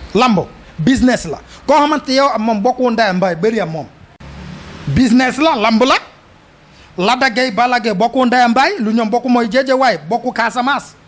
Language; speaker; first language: Wolof; non-native, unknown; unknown